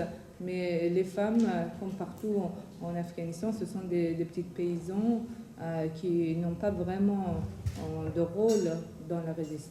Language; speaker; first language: French; non-native, fluent; Persian